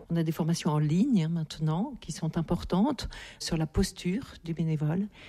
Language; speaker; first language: French; native; French